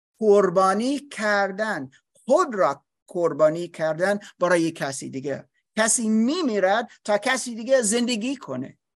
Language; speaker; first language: Persian; non-native, learner; English